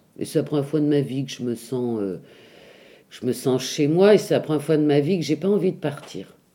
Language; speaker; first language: French; native; French